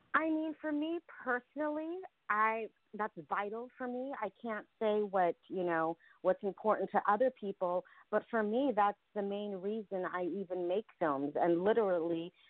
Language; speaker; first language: English; early bilingual, other home language; Russian